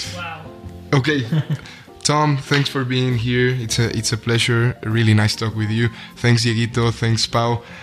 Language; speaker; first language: English; non-native, fluent; Spanish